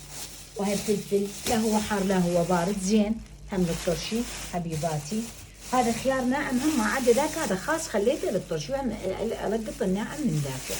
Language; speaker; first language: Arabic; native; Arabic